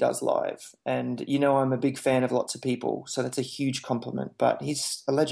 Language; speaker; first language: English; native; English